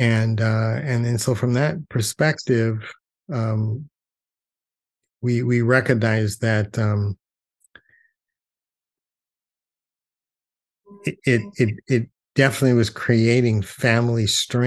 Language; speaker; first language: English; native; English